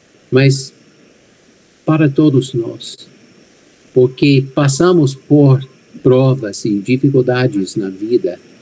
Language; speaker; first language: Portuguese; non-native, fluent; English